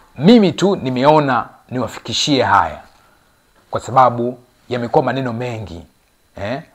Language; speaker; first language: Swahili; native; Swahili